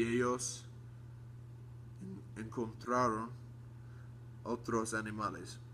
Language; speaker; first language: Spanish; non-native, learner; English